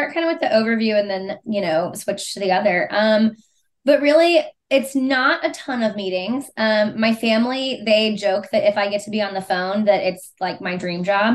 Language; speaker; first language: English; native; English